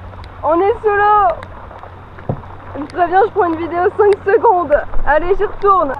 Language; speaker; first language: French; native; French